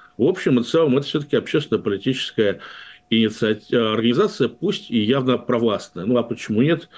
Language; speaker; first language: Russian; native; Russian